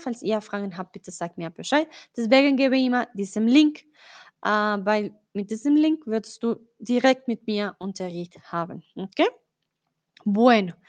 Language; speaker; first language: German; non-native, learner; Spanish